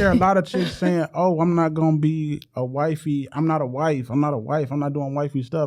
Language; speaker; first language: English; native; English